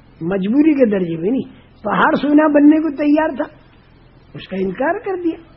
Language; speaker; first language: Urdu; non-native, local second language; Gujarati